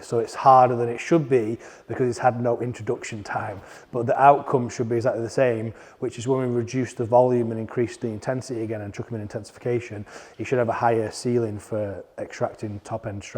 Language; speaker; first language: English; native; English